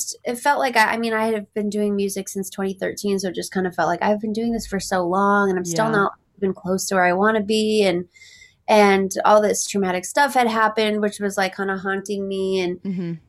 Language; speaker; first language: English; native; English